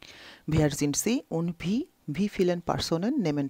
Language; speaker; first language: German; non-native, local second language; Bangla